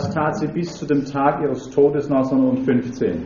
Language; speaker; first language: German; native; German